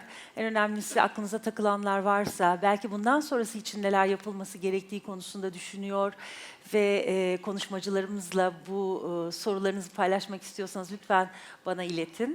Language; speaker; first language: Turkish; native; Turkish